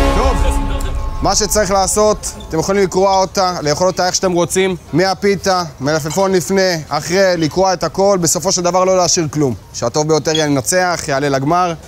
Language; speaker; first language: Hebrew; native; Hebrew